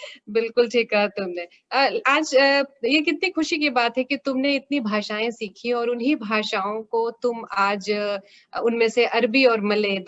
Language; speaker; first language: Hindi; native; Hindi